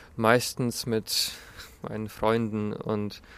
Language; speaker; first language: German; early bilingual, other home language; Russian